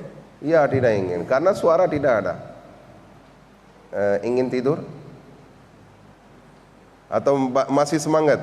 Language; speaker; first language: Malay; non-native, fluent; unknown